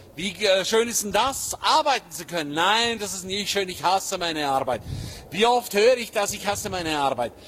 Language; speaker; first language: German; native; German